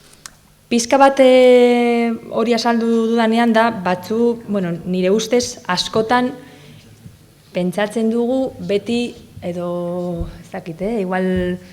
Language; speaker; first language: Basque; non-native, local second language; Spanish